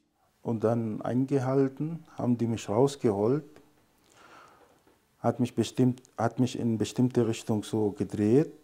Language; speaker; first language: German; non-native, fluent; Arabic